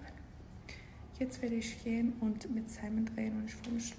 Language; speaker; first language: German; non-native, fluent; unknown